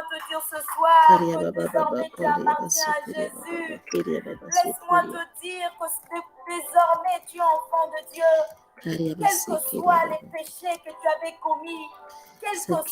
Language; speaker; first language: French; non-native, local second language; Lingala